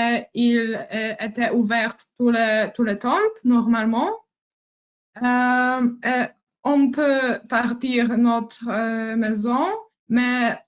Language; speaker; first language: French; non-native, learner; Polish